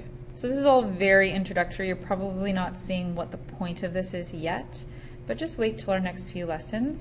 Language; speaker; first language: English; native; English